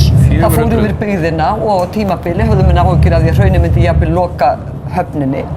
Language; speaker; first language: Icelandic; native; Icelandic